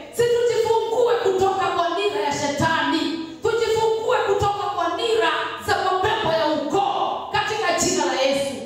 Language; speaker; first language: Swahili; non-native, local second language; Kikuyu